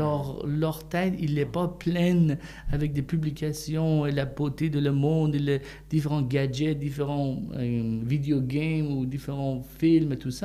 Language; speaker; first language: French; non-native, fluent; Persian